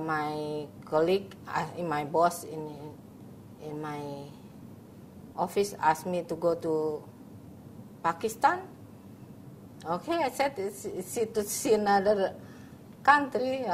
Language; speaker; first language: English; non-native, learner; Indonesian